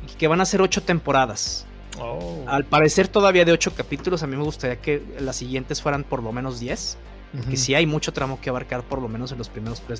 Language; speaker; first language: Spanish; native; Spanish